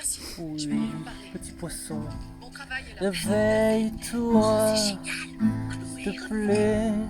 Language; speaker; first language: French; native; French